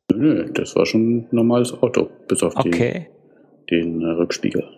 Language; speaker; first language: German; native; German